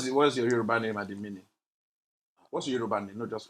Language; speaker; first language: English; non-native, local second language; Yoruba